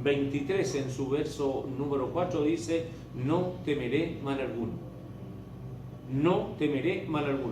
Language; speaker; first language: Spanish; native; Spanish